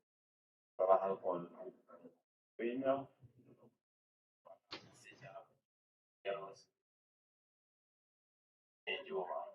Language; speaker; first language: Spanish; non-native, learner; French